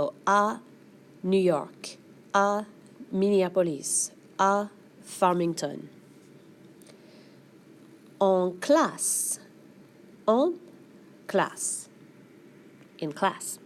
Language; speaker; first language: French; non-native, fluent; English